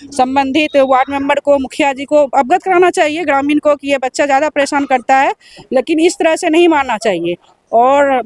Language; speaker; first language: Hindi; native; Hindi